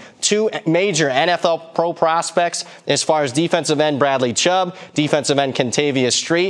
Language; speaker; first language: English; native; English